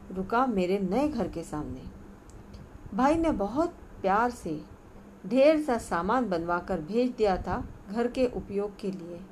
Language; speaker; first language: Hindi; non-native, local second language; Marathi